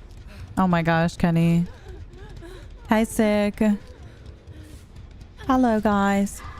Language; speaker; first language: English; early bilingual, heritage; Spanish